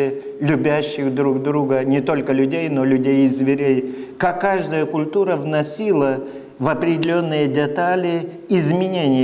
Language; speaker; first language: Russian; non-native, fluent; Lithuanian